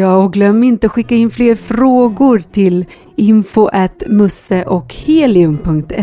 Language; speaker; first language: Swedish; native; Swedish